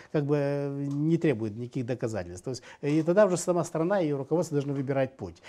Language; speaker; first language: Russian; native; Russian